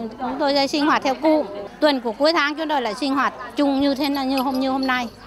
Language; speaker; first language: Vietnamese; non-native, local second language; Tày